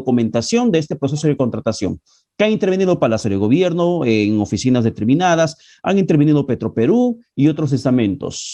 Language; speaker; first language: Spanish; native; Spanish